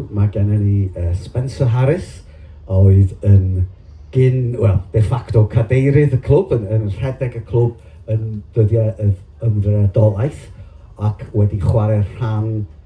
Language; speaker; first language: Welsh; native; Welsh